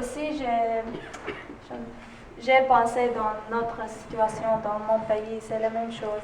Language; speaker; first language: French; non-native, learner; Arabic